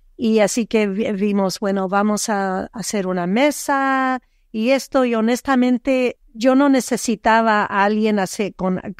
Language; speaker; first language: Spanish; early bilingual, heritage; Spanish